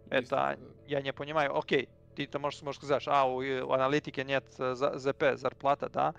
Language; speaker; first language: Russian; non-native, learner; Serbian